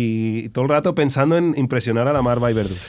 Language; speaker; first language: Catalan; non-native, local second language; Spanish